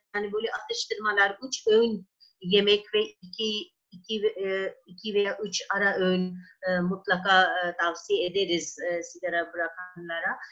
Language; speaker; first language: Turkish; non-native, fluent; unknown